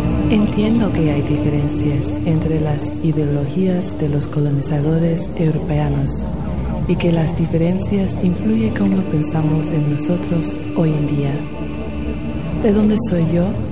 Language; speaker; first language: Spanish; non-native, fluent; English